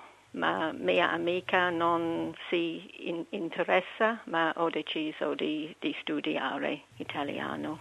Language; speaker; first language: Italian; non-native, learner; English